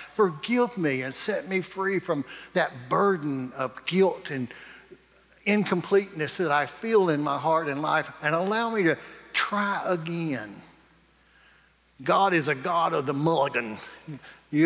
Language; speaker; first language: English; native; English